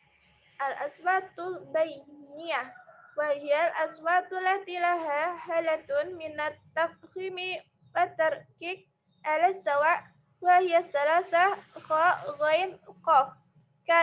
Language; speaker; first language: Arabic; non-native, learner; Indonesian